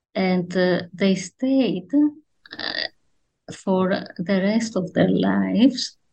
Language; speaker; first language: English; non-native, fluent; Greek